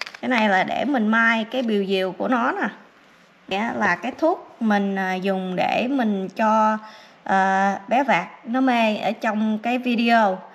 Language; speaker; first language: Vietnamese; early bilingual, heritage; Vietnamese